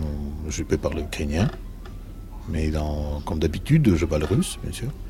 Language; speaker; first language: French; non-native, fluent; Russian